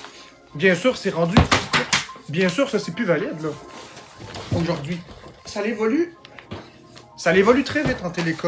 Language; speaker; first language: French; native; French